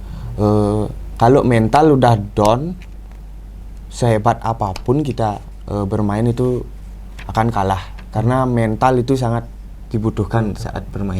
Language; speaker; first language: Indonesian; non-native, local second language; Balinese